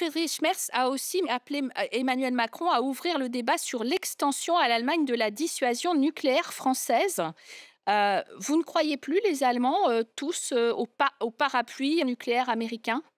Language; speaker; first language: French; native; French